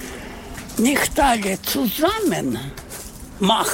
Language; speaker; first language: German; non-native, learner; Russian